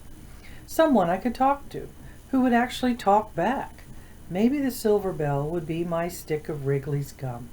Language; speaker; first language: English; native; English